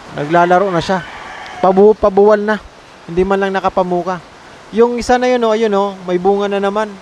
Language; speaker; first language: Filipino; native; Filipino